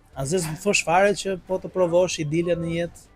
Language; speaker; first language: Albanian; native; Albanian